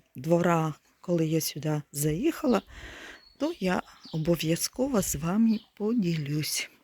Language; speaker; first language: Ukrainian; non-native, fluent; Russian